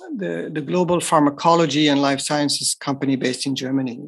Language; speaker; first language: English; non-native, fluent; French